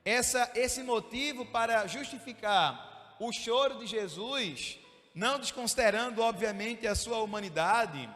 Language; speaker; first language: Portuguese; native; Portuguese